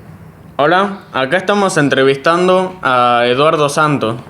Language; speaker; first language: Spanish; native; Spanish